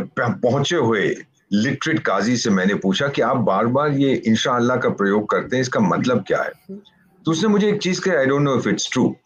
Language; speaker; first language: Hindi; native; Hindi